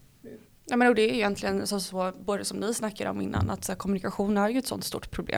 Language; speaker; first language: Swedish; native; Swedish